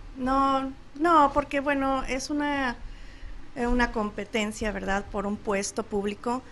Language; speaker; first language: Spanish; native; Spanish